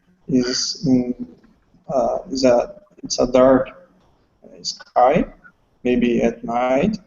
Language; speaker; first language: English; non-native, learner; Portuguese